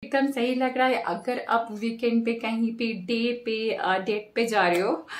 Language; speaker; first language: Hindi; non-native, local second language; Bangla